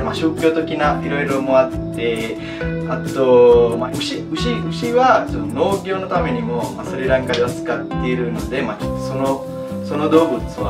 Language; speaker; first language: Japanese; non-native, fluent; Sinhala